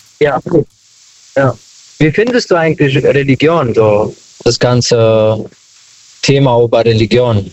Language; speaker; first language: German; early bilingual, other home language; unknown